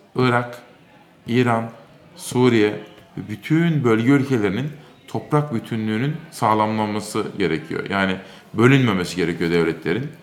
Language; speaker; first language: Turkish; native; Turkish